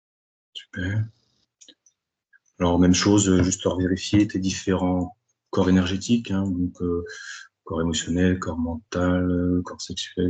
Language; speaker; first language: French; native; French